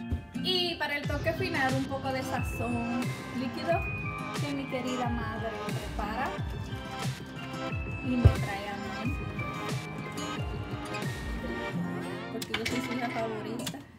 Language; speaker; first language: Spanish; early bilingual, heritage; Spanish